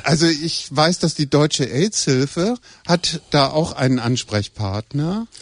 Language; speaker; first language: German; native; German